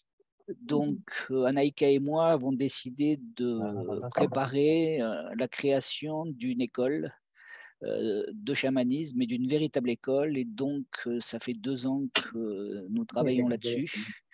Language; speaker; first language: French; native; French